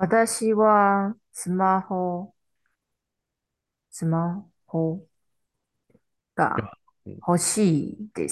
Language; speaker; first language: Japanese; non-native, learner; Chinese